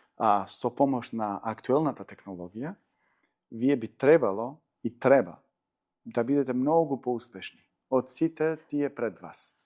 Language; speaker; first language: Macedonian; non-native, local second language; Albanian